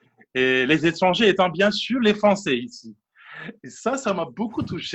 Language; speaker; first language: French; non-native, fluent; Turkish